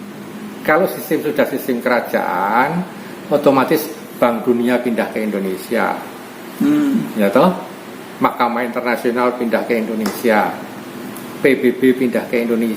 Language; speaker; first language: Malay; non-native, local second language; Javanese